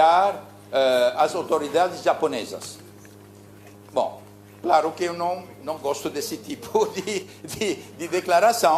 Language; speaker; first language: Portuguese; early bilingual, heritage; Portuguese